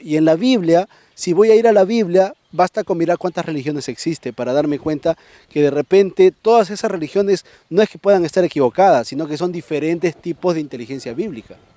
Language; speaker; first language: Spanish; native; Spanish